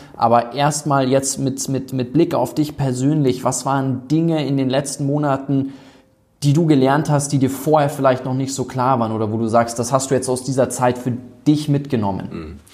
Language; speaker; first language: German; native; German